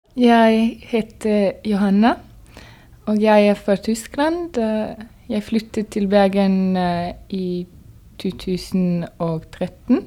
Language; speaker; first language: Norwegian; non-native, learner; German